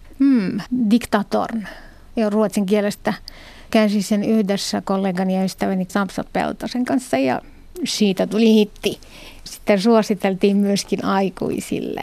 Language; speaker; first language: Finnish; non-native, fluent; Arabic